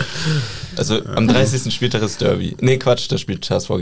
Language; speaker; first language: German; native; German